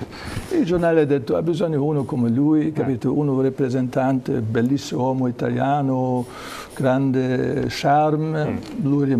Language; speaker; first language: Italian; non-native, learner; German